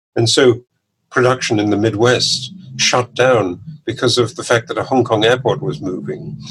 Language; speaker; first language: English; native; English